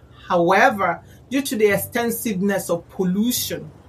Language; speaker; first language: English; non-native, local second language; Igbo